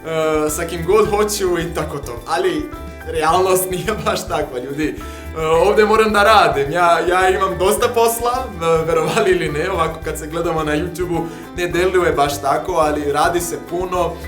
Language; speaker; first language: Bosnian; non-native, fluent; Portuguese